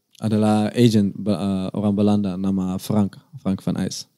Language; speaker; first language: Indonesian; non-native, learner; Dutch